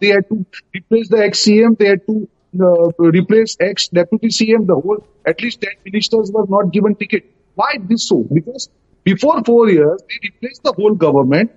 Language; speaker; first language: English; non-native, local second language; Gujarati